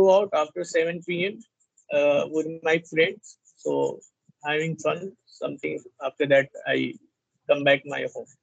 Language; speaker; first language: English; non-native, learner; Hindi